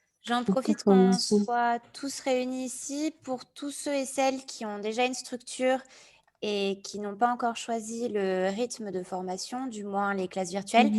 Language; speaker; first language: French; native; French